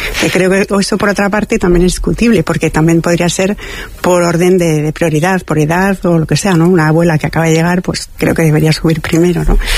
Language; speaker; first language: Spanish; non-native, fluent; French